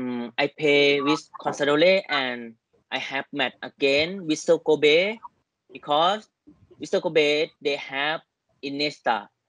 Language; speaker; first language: English; non-native, learner; Thai